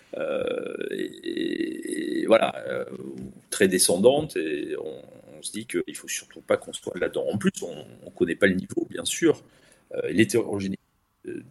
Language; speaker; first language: French; native; French